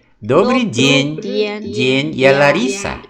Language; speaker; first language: Russian; non-native, fluent; Vietnamese